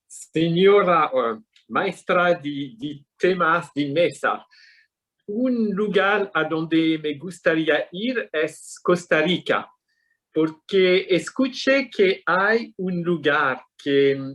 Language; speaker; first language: Spanish; non-native, learner; English